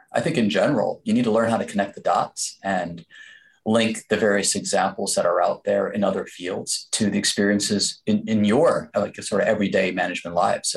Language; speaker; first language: English; native; English